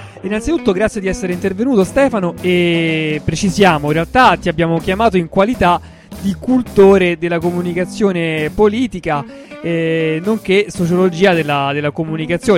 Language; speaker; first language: Italian; native; Italian